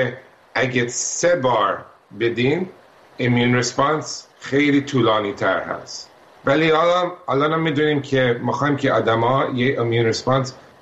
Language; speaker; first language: Persian; early bilingual, heritage; Persian